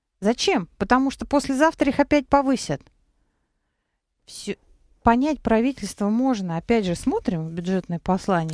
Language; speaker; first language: Russian; native; Russian